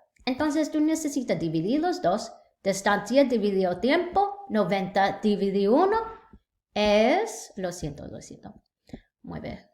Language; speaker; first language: Spanish; non-native, learner; English